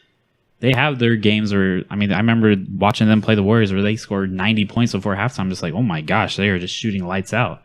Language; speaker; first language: English; native; English